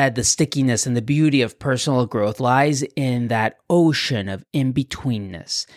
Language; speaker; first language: English; non-native, fluent; Spanish